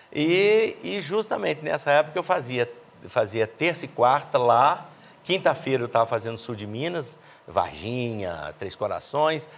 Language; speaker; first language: Portuguese; native; Portuguese